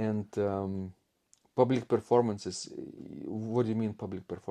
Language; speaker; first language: English; non-native, fluent; Lithuanian